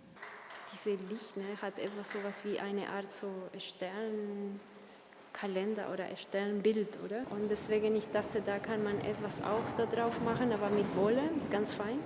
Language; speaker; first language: German; non-native, learner; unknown